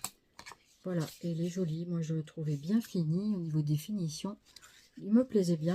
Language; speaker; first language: French; native; French